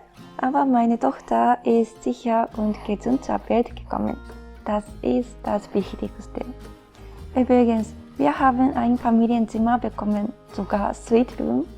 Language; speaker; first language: German; non-native, fluent; Japanese